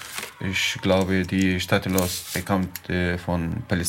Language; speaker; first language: German; non-native, learner; Arabic